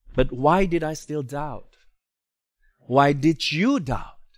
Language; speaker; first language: English; non-native, fluent; Indonesian